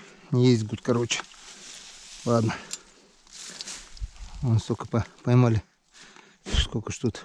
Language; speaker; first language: Russian; native; Russian